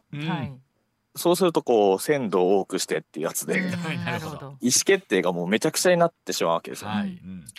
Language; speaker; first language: Japanese; native; Japanese